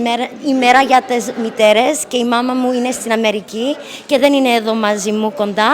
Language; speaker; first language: Greek; early bilingual, heritage; English